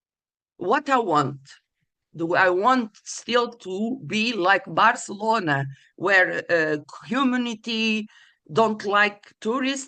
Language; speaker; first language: English; non-native, fluent; Portuguese